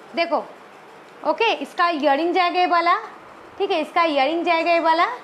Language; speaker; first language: Hindi; non-native, local second language; Bangla